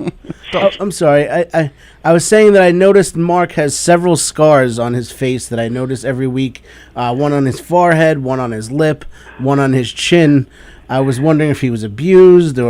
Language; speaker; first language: English; native; English